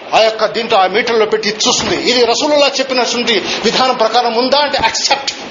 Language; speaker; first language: Telugu; non-native, local second language; Urdu